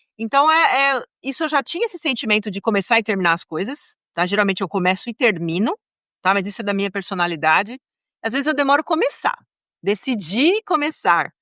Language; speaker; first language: Portuguese; native; Portuguese